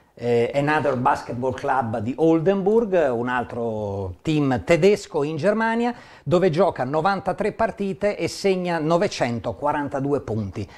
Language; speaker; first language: Italian; native; Italian